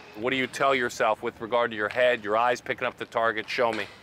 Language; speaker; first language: English; native; English